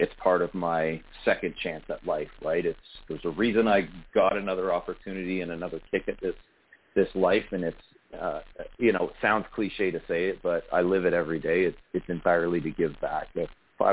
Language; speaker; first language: English; native; English